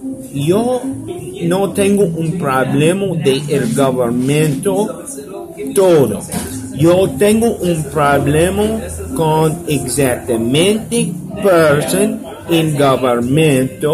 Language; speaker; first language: Spanish; non-native, learner; English